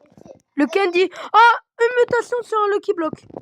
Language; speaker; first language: French; native; French